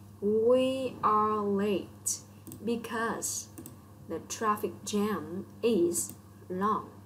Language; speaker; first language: English; non-native, local second language; Vietnamese